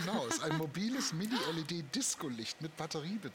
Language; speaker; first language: German; native; German